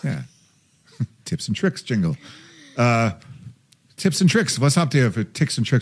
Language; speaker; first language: German; non-native, fluent; English